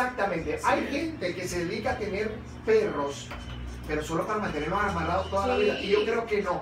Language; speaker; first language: Spanish; native; Spanish